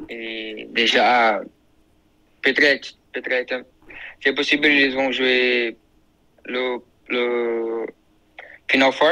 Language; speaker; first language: French; non-native, learner; Portuguese